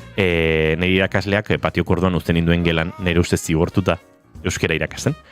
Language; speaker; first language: Basque; non-native, local second language; Spanish